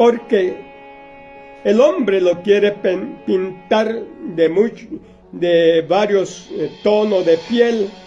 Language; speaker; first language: Spanish; native; Spanish